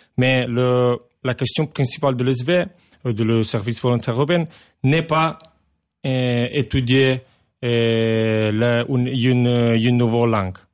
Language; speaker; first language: French; non-native, learner; Italian